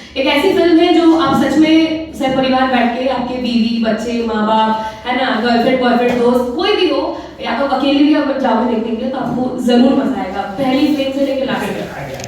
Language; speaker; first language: Hindi; native; Hindi